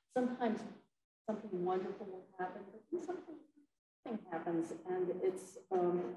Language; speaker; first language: English; native; English